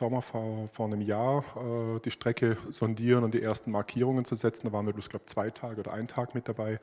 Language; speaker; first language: German; native; German